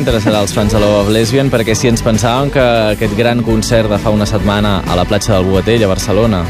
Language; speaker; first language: Catalan; native; Catalan